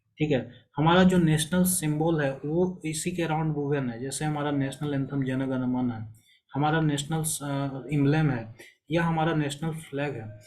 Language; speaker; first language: Hindi; native; Hindi